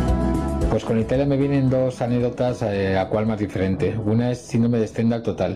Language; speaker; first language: Spanish; native; Spanish